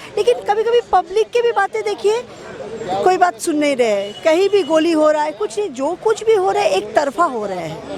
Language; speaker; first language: Hindi; non-native, local second language; Bangla